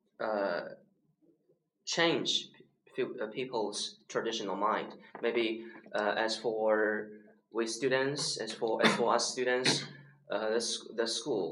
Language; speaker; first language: English; non-native, learner; Chinese